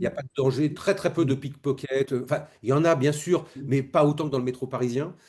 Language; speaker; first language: French; native; French